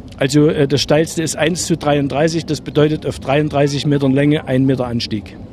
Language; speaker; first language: German; native; German